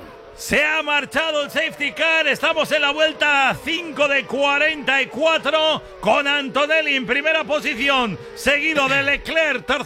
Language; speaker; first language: Spanish; native; Spanish